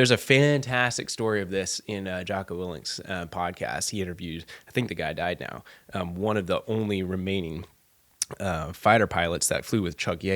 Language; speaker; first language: English; native; English